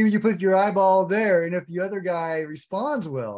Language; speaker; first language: English; native; English